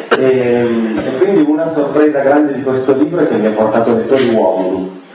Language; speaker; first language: Italian; native; Italian